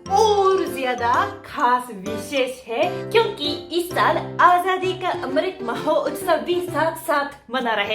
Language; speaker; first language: Hindi; non-native, fluent; Japanese